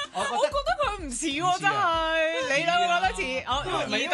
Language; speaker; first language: Cantonese; native; Cantonese